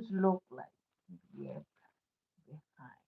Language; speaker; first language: English; non-native, learner; Kok Borok